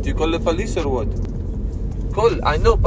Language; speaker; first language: English; non-native, learner; Russian